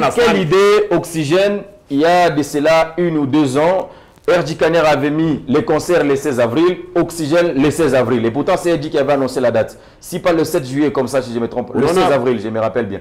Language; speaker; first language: French; non-native, local second language; Swahili